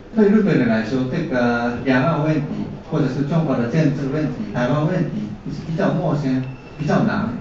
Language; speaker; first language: Chinese; non-native, fluent; Japanese